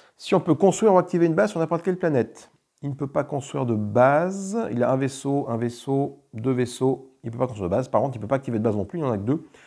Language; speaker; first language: French; native; French